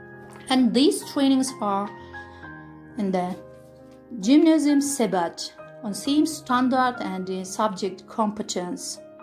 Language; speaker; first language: English; non-native, fluent; Kyrgyz